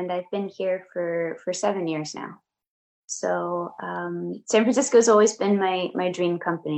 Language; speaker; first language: English; native; English